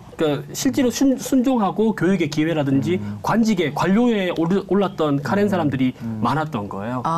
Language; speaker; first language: Korean; native; Korean